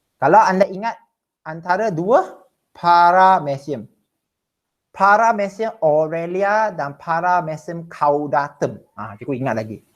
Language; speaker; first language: Malay; non-native, local second language; Chinese